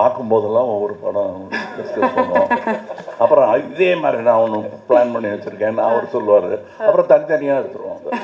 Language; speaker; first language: Tamil; native; Tamil